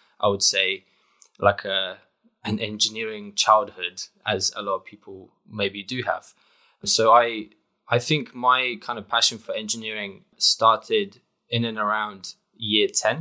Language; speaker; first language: English; non-native, fluent; Polish